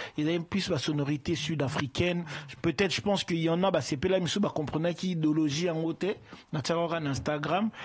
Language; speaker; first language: French; early bilingual, other home language; Lingala